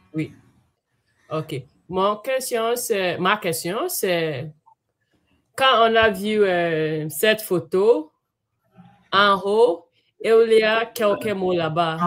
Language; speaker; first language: French; non-native, learner; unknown